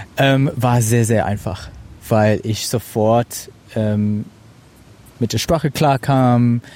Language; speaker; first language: German; non-native, fluent; English